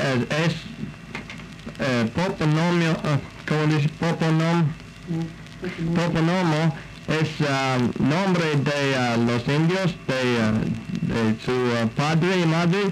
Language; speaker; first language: Spanish; non-native, fluent; English